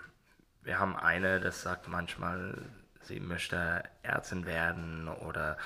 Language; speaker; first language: German; non-native, learner; English